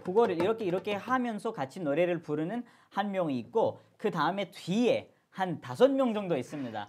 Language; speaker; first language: Korean; non-native, fluent; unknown